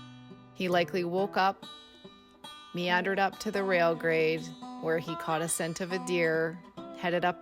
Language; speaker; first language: English; native; English